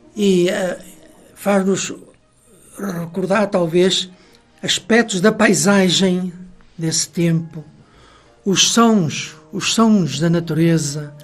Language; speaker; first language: Portuguese; native; Portuguese